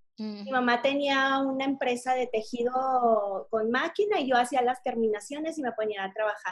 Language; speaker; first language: Spanish; native; Spanish